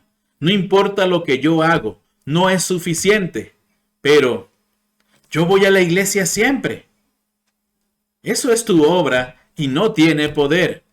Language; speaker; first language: Spanish; non-native, fluent; English